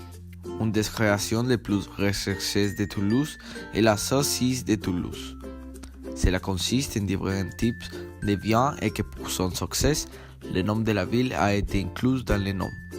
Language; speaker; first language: French; non-native, learner; Spanish